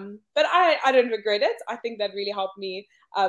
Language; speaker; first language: English; native; English